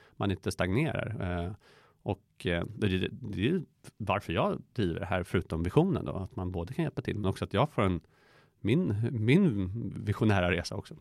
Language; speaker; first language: Swedish; early bilingual, other home language; Persian